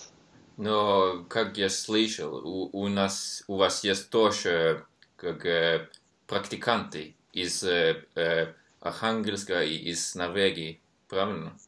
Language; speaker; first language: Russian; non-native, learner; Norwegian